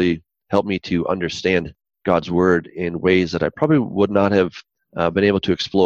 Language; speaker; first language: English; native; English